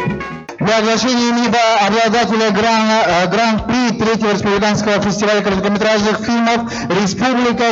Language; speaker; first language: Russian; native; Russian